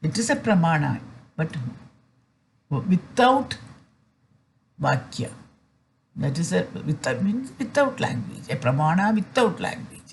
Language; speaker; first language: English; non-native, fluent; Malayalam